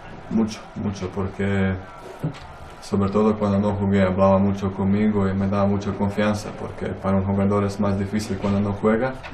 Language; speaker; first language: Spanish; non-native, fluent; Croatian